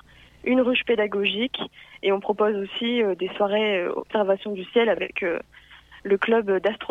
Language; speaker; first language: French; native; French